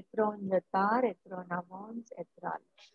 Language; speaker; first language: French; non-native, fluent; Marathi